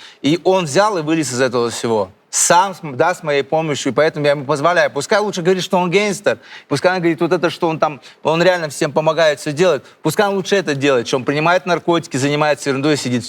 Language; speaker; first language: Russian; native; Russian